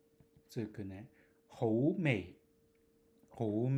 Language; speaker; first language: Japanese; non-native, fluent; Cantonese